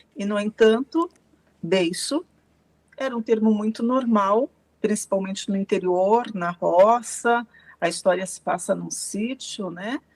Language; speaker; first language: Portuguese; native; Portuguese